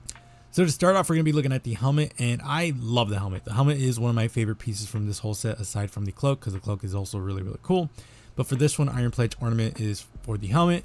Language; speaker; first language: English; native; English